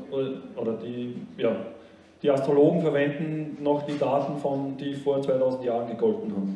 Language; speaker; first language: German; native; German